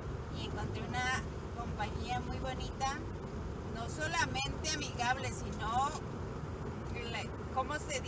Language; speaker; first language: Spanish; early bilingual, heritage; Spanish